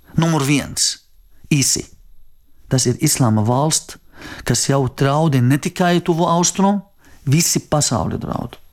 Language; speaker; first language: Latvian; non-native, fluent; Arabic